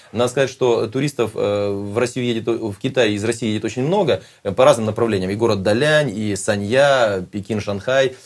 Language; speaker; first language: Russian; native; Russian